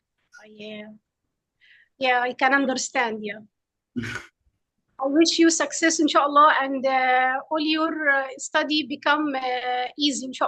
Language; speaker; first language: English; non-native, fluent; Arabic